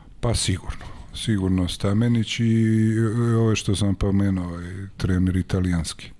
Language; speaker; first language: Serbian; native; Serbian